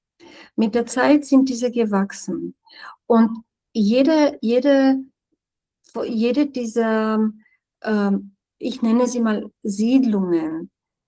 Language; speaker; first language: German; non-native, fluent; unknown